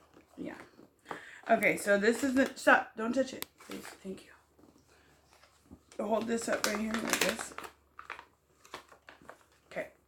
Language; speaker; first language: English; native; English